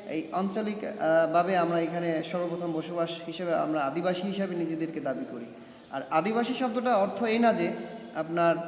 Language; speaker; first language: Bangla; non-native, local second language; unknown